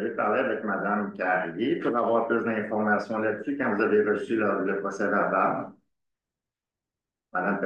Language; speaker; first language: French; native; French